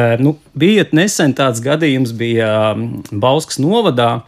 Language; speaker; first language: Latvian; native; Latvian